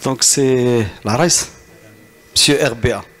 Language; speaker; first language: French; non-native, local second language; Arabic